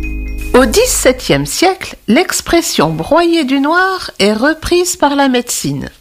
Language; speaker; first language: French; native; French